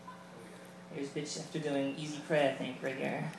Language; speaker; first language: English; native; English